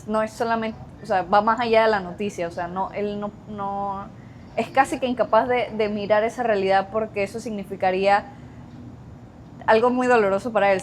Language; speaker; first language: Spanish; native; Spanish